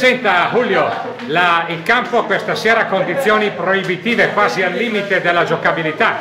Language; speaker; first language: Italian; native; Italian